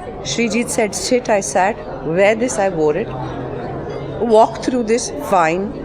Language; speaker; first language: English; non-native, local second language; Bangla